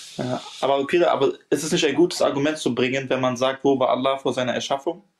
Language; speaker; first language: German; early bilingual, other home language; Turkish